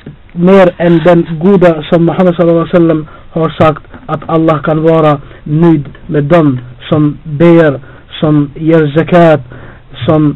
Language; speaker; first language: Swedish; non-native, fluent; Albanian